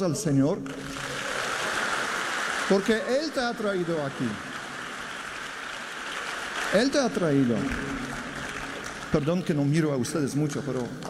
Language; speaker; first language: Spanish; non-native, fluent; Polish